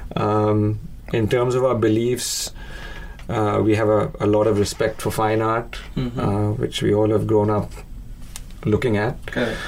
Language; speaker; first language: English; non-native, local second language; Hindi